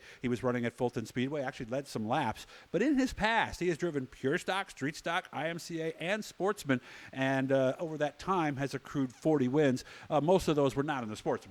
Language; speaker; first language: English; native; English